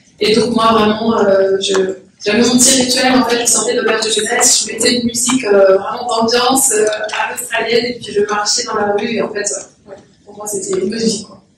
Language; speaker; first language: French; native; French